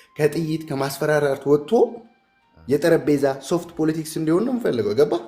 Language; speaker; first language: Amharic; non-native, local second language; Tigrinya